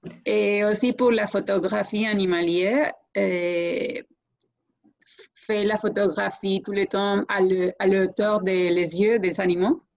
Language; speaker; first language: French; non-native, fluent; Spanish